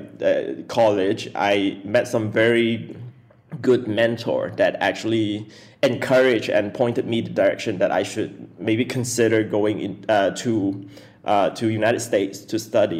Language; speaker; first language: English; non-native, local second language; Chinese